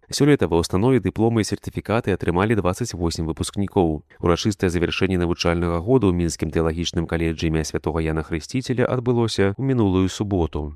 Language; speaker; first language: Belarusian; native; Belarusian